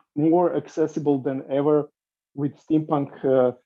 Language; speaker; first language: English; non-native, fluent; Serbian